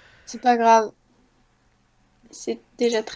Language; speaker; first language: French; native; French